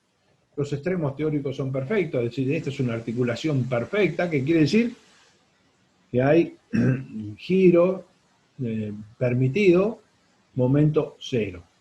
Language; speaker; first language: Spanish; native; Spanish